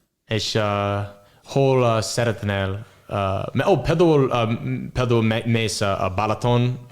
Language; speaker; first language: Hungarian; non-native, learner; English